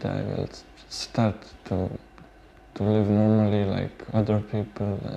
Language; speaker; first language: English; non-native, learner; Bosnian